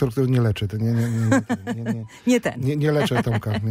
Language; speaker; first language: Polish; native; Polish